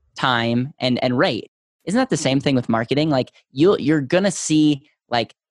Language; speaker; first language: English; native; English